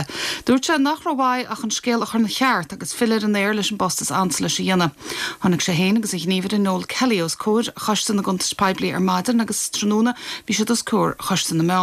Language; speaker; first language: Irish; native; Irish